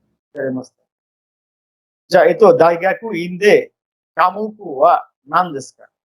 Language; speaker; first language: Japanese; non-native, fluent; Bangla